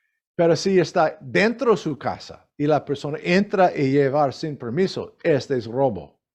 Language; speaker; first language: Spanish; non-native, learner; English